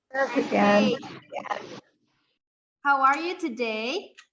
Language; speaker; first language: English; non-native, fluent; Indonesian